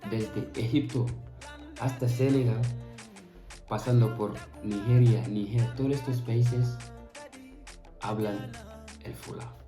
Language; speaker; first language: Spanish; non-native, fluent; Fula